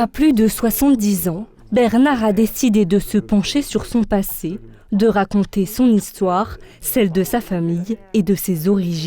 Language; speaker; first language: French; native; French